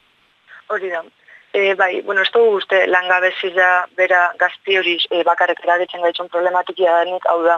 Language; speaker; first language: Basque; native; Basque